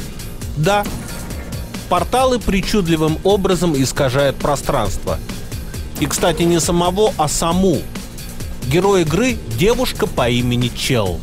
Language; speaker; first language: Russian; native; Russian